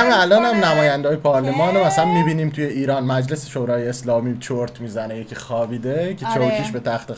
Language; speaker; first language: Persian; native; Persian